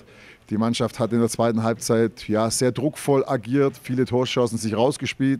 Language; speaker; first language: German; native; German